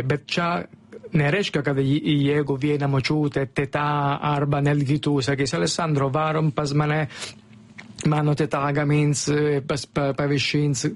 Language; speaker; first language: Lithuanian; non-native, learner; Italian